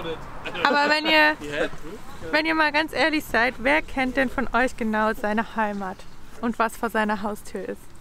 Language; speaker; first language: German; native; German